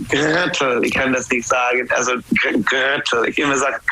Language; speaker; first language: German; non-native, learner; English